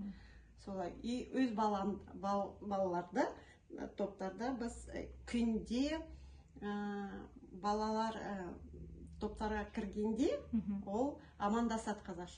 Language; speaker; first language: Kazakh; non-native, local second language; Russian